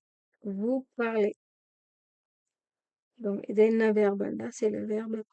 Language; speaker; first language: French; non-native, fluent; Tamil